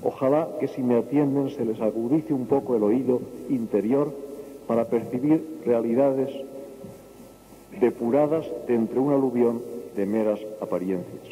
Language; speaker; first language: Spanish; native; Spanish